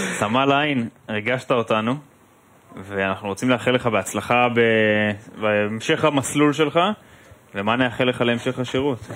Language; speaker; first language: Hebrew; native; Hebrew